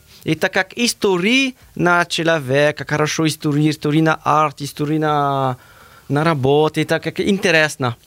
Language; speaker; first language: Russian; non-native, learner; French